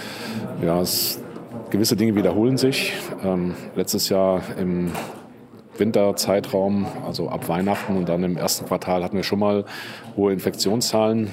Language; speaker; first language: German; native; German